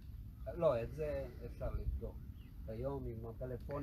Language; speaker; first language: Hebrew; non-native, learner; Romanian